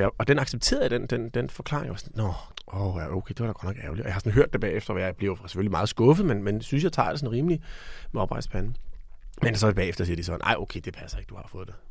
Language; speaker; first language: Danish; native; Danish